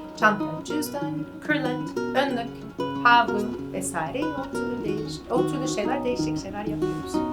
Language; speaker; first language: Turkish; non-native, learner; English